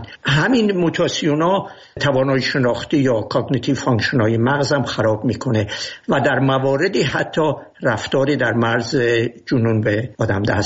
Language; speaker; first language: Persian; native; Persian